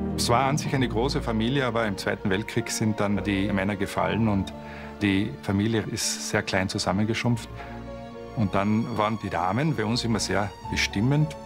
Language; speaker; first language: German; native; German